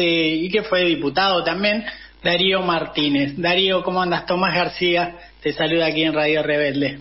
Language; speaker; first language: Spanish; native; Spanish